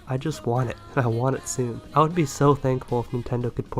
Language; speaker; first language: English; native; English